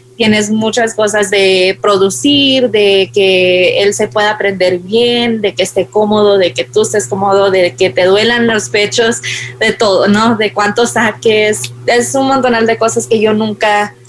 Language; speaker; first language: Spanish; early bilingual, heritage; Spanish